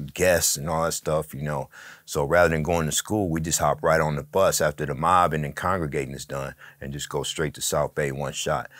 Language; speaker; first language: English; native; English